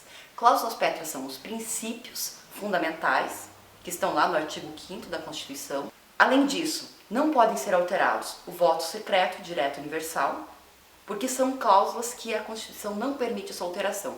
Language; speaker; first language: Portuguese; native; Portuguese